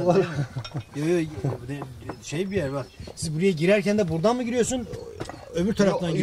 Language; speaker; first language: Turkish; native; Turkish